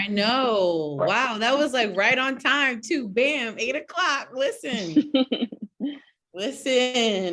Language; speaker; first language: English; native; English